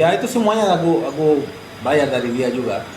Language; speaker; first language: Indonesian; non-native, fluent; Spanish